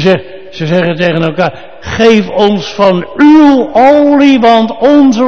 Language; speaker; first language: Dutch; native; Dutch